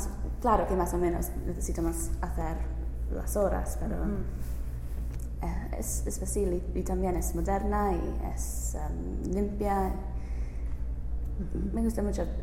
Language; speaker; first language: Spanish; non-native, learner; English